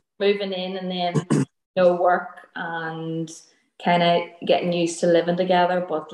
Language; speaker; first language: English; native; English